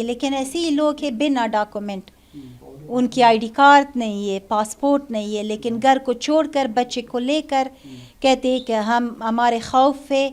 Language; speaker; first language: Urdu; non-native, fluent; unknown